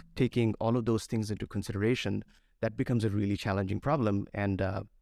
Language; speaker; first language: English; non-native, local second language; Bangla